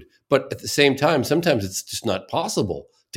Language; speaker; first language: English; native; English